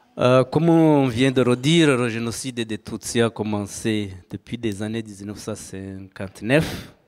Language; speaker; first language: French; non-native, local second language; Kinyarwanda